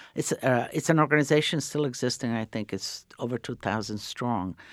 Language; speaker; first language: English; early bilingual, other home language; Croatian